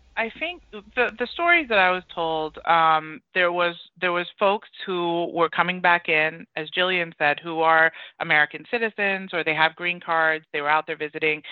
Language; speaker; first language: English; early bilingual, other home language; Persian